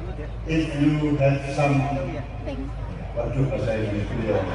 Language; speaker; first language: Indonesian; native; Indonesian